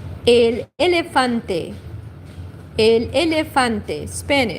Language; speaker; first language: Spanish; non-native, fluent; Portuguese